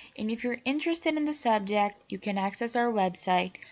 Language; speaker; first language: English; non-native, fluent; Portuguese